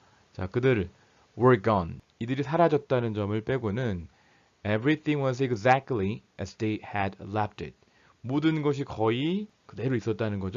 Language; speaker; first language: Korean; native; Korean